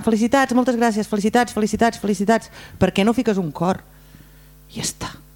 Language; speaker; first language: Catalan; native; Catalan